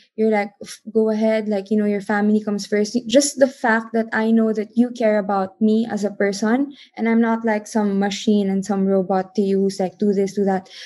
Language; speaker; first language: English; non-native, local second language; Filipino